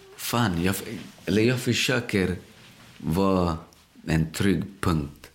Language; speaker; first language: Swedish; early bilingual, other home language; Spanish